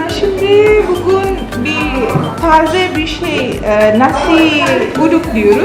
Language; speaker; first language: Turkish; non-native, learner; Indonesian